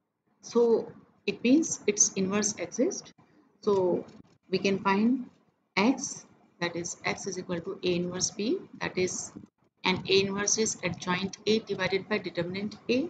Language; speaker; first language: English; non-native, local second language; Hindi